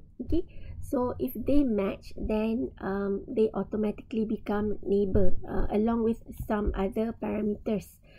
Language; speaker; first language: English; non-native, local second language; Malay